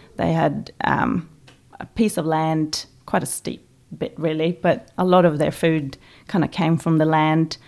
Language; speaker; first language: English; non-native, fluent; Norwegian